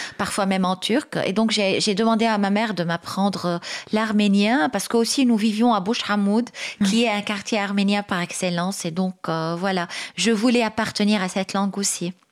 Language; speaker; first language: French; non-native, local second language; Arabic